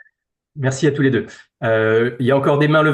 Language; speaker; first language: French; native; French